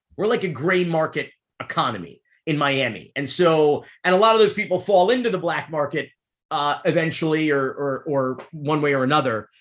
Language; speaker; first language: English; native; English